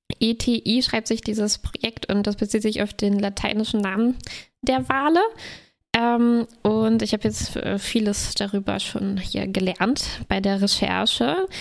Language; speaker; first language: German; native; German